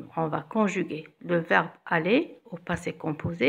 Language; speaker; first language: French; non-native, local second language; Arabic